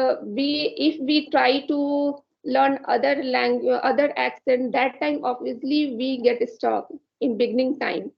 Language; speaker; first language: English; non-native, learner; Hindi